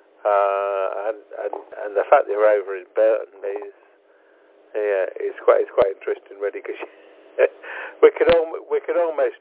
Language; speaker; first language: English; native; English